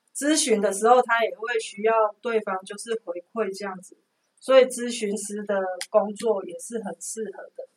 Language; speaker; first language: Chinese; non-native, local second language; Min Nan Chinese